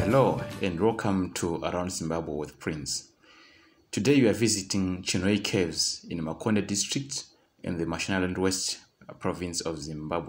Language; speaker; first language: English; non-native, local second language; Shona